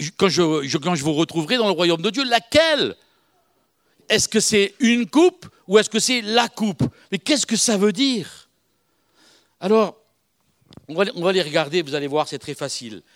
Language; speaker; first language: French; native; French